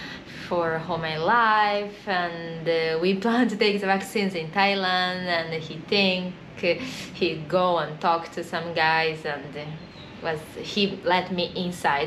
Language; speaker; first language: English; non-native, fluent; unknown